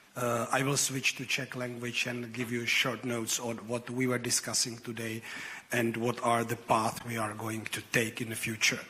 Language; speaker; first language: English; non-native, fluent; Czech